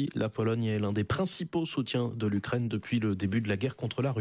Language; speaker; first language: French; native; French